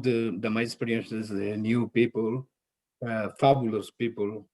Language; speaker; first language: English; non-native, learner; Spanish